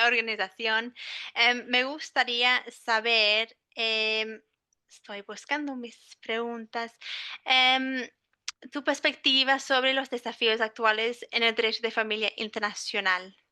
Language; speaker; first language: Spanish; non-native, fluent; English